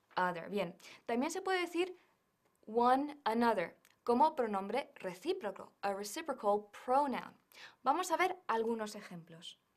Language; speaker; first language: Spanish; native; Spanish